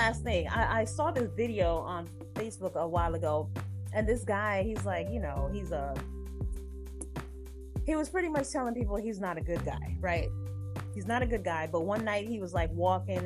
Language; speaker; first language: English; non-native, local second language; Jamaican Creole English